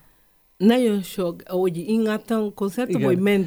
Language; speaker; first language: Hungarian; non-native, learner; Spanish